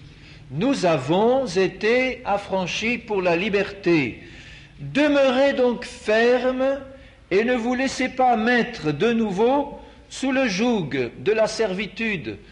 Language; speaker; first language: French; native; French